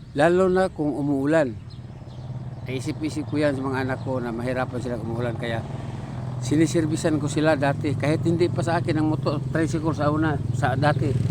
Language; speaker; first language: Filipino; non-native, local second language; Cebuano